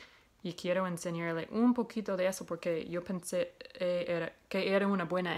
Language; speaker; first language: Spanish; non-native, fluent; English